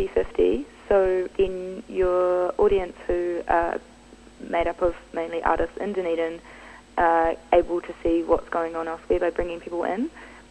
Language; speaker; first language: English; native; English